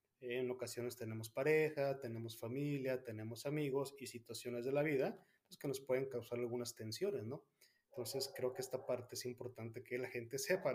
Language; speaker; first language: Spanish; native; Spanish